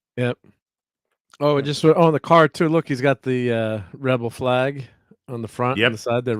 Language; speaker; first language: English; native; English